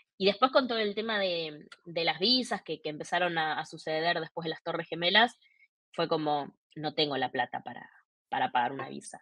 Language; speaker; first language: Spanish; native; Spanish